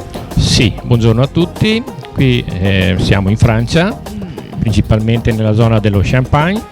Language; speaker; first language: Italian; native; Italian